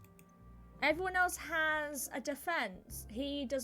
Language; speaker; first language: English; native; English